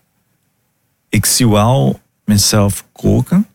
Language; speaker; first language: Dutch; non-native, learner; Portuguese